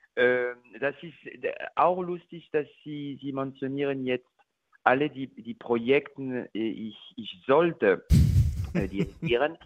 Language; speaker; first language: German; non-native, learner; French